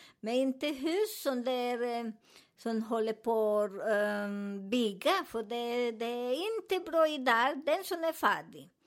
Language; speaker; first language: Swedish; non-native, learner; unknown